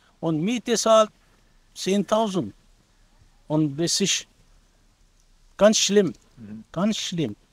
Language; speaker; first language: German; non-native, learner; Turkish